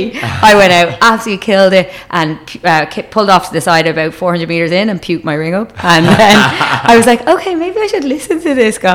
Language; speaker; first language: English; native; English